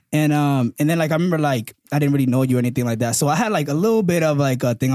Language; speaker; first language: English; early bilingual, other home language; Spanish